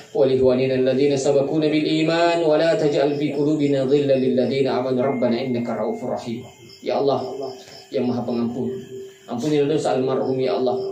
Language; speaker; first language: Indonesian; non-native, local second language; Buginese